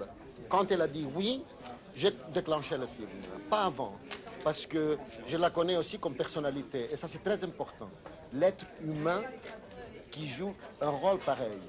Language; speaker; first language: French; non-native, fluent; Greek